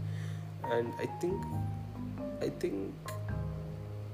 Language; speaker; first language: English; non-native, local second language; Hindi